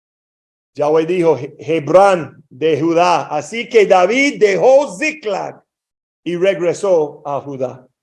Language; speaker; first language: Spanish; non-native, fluent; English